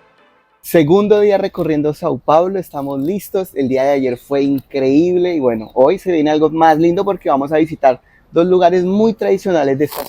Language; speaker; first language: Spanish; native; Spanish